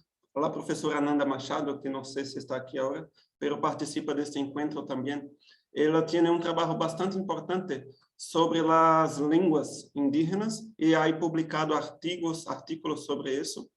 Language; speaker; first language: Spanish; non-native, fluent; Portuguese